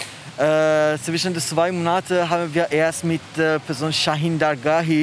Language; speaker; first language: German; non-native, learner; Persian